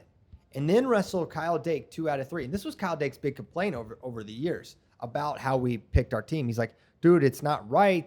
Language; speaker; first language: English; native; English